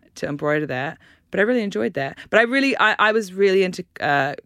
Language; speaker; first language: English; native; English